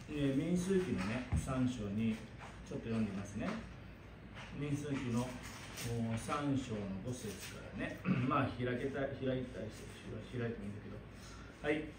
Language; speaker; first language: Japanese; native; Japanese